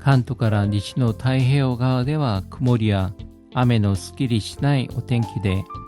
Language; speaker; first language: Japanese; non-native, fluent; Korean